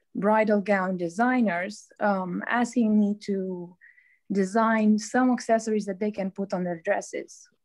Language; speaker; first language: English; non-native, fluent; Romanian